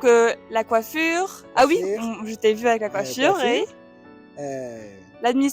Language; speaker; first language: French; native; French